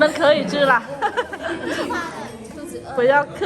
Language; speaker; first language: Chinese; non-native, fluent; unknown